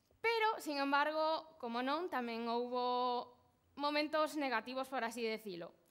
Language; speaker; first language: Galician; non-native, local second language; Spanish